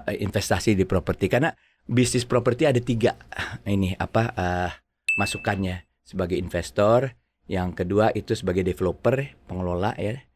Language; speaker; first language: Indonesian; native; Indonesian